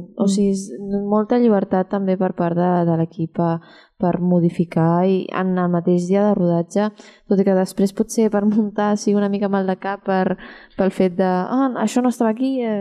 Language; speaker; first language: Catalan; early bilingual, other home language; Chinese